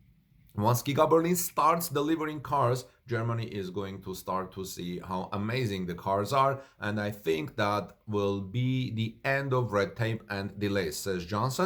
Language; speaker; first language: English; non-native, fluent; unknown